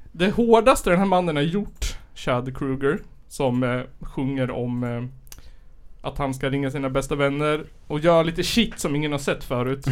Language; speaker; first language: Swedish; native; Swedish